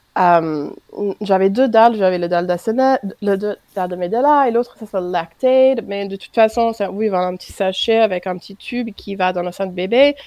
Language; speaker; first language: French; non-native, fluent; English